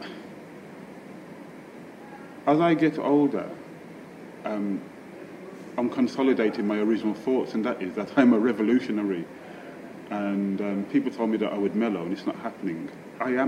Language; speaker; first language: English; native; English